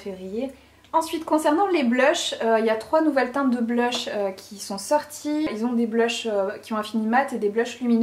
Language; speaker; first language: French; native; French